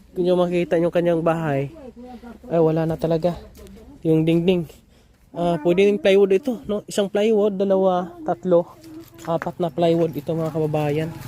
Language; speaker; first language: Filipino; non-native, local second language; Hiligaynon